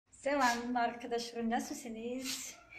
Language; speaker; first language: Turkish; non-native, learner; Serbian